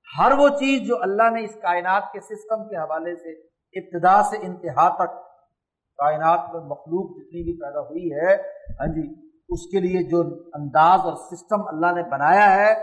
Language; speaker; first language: Urdu; non-native, local second language; Punjabi